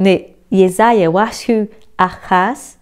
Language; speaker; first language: Dutch; non-native, fluent; Portuguese